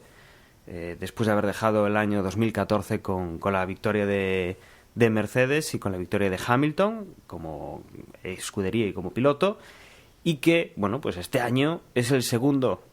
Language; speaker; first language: Spanish; native; Spanish